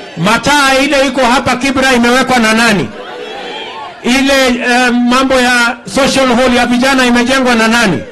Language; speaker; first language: Swahili; non-native, local second language; Kalenjin